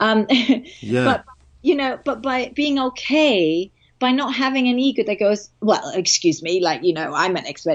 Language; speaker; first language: English; non-native, fluent; Danish